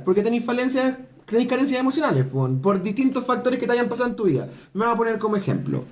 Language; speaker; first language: Spanish; native; Spanish